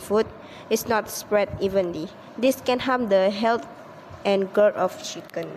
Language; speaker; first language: English; non-native, local second language; Malay